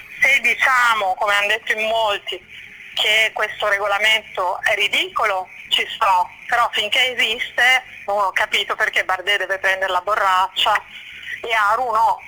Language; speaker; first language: Italian; native; Italian